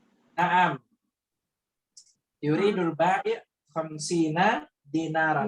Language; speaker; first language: Arabic; non-native, fluent; Indonesian